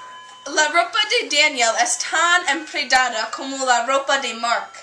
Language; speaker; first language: Spanish; non-native, learner; English